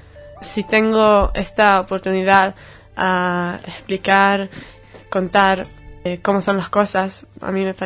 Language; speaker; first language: Spanish; non-native, fluent; Hebrew